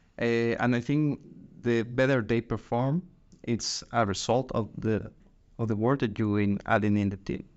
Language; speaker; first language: English; non-native, fluent; Spanish